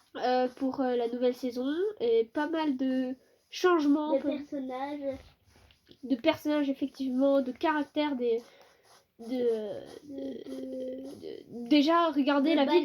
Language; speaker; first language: French; native; French